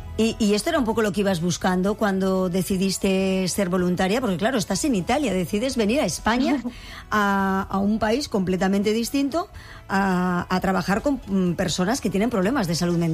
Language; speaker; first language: Spanish; native; Spanish